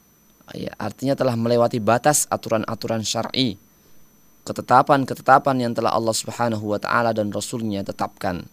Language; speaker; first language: Indonesian; native; Indonesian